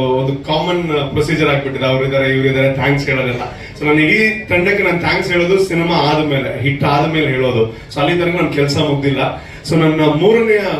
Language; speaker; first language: Kannada; non-native, local second language; Tulu